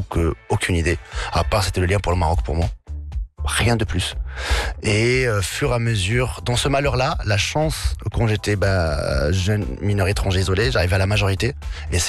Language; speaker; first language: French; non-native, local second language; Arabic